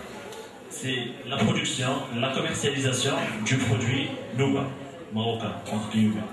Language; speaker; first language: French; non-native, local second language; Arabic